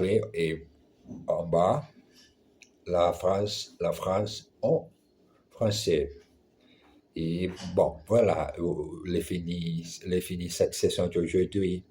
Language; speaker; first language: French; non-native, learner; German